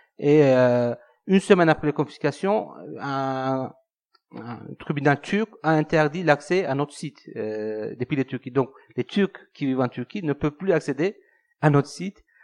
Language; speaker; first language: French; non-native, fluent; Turkish